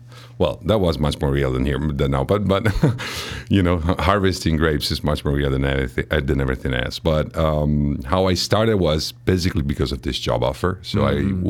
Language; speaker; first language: English; non-native, fluent; Italian